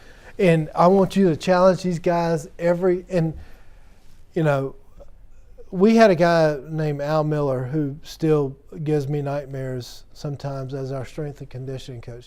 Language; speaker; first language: English; native; English